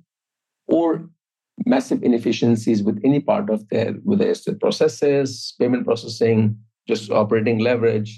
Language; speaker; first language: English; non-native, local second language; Hindi